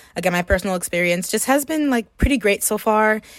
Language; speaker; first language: English; native; English